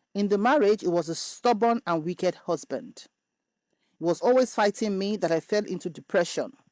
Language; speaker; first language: English; non-native, local second language; Yoruba